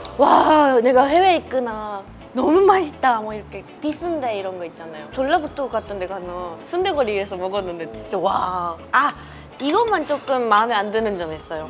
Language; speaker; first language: Korean; non-native, fluent; Japanese